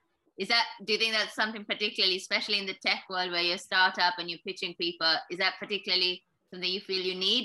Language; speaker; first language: English; non-native, local second language; Sinhala